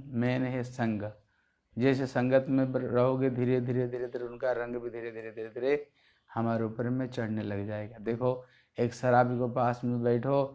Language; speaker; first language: Hindi; non-native, local second language; Bangla